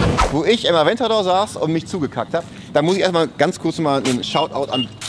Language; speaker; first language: German; native; German